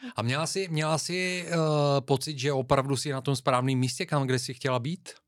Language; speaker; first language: Czech; non-native, fluent; Bulgarian